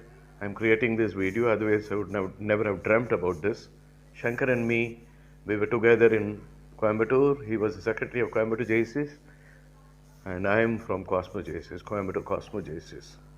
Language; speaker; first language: English; non-native, local second language; Tamil